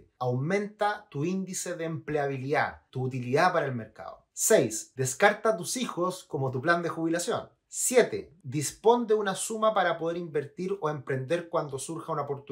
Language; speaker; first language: Spanish; native; Spanish